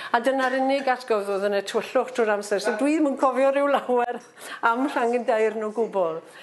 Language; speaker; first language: Welsh; non-native, local second language; English